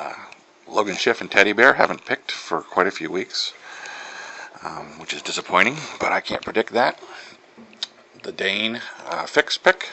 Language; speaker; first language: English; native; English